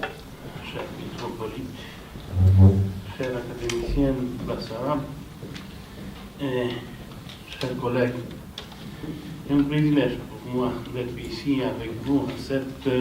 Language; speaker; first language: French; non-native, fluent; Romanian